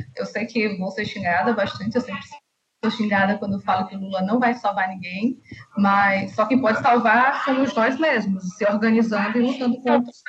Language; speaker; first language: Portuguese; native; Portuguese